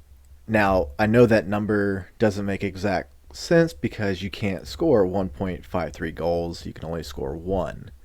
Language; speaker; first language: English; native; English